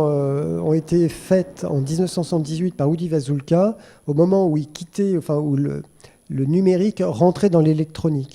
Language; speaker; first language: French; native; French